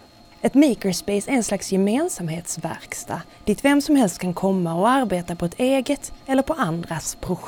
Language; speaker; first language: Swedish; native; Swedish